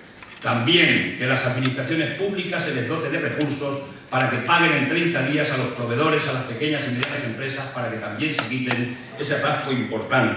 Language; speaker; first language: Spanish; native; Spanish